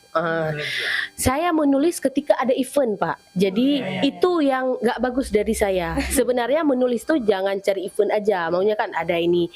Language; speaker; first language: Indonesian; non-native, local second language; Achinese